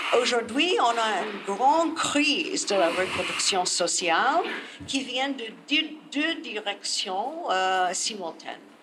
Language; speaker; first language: French; non-native, learner; English